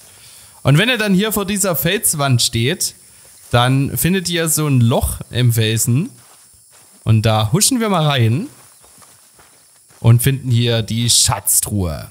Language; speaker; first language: German; native; German